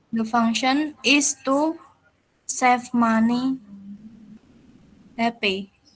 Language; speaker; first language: English; non-native, learner; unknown